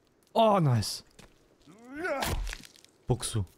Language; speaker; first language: Korean; non-native, learner; German